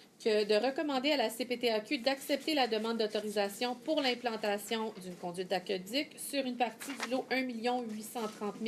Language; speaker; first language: French; native; French